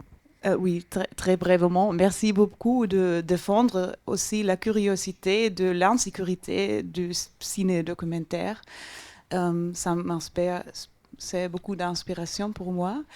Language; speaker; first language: French; non-native, fluent; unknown